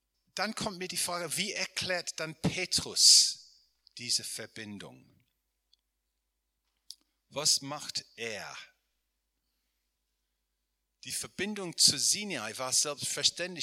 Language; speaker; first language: German; non-native, fluent; English